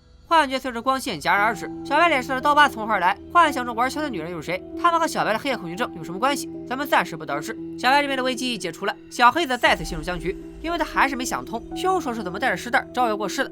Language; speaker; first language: Chinese; native; Chinese